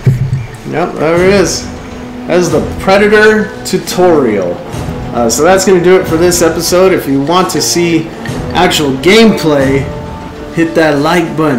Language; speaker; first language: English; native; English